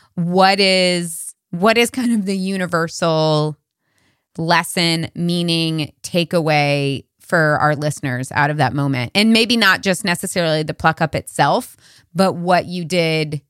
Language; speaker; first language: English; native; English